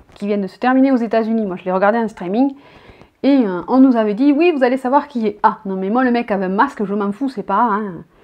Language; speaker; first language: French; native; French